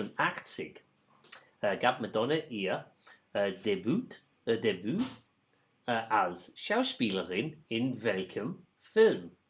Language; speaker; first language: German; non-native, learner; English